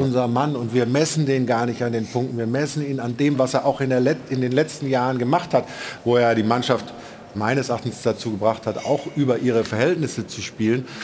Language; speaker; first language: German; native; German